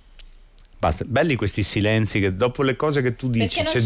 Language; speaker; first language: Italian; native; Italian